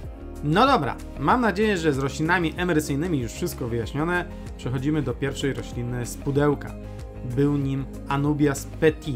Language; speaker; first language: Polish; native; Polish